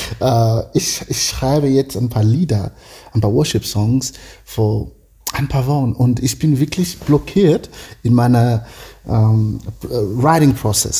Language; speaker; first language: German; non-native, learner; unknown